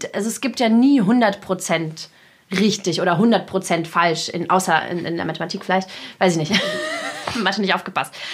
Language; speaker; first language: German; early bilingual, other home language; Russian